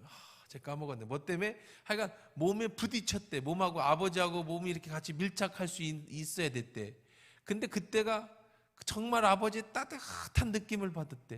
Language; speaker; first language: Korean; native; Korean